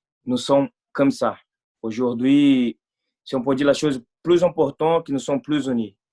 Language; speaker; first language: French; non-native, fluent; Portuguese